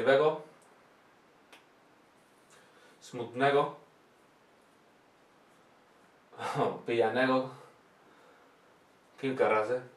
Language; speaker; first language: Polish; non-native, learner; Slovak